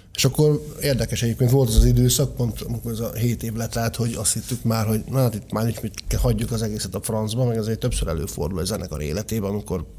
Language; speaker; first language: Hungarian; native; Hungarian